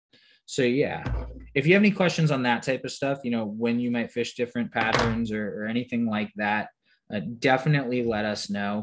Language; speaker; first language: English; native; English